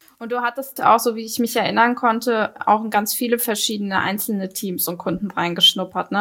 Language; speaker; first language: German; native; German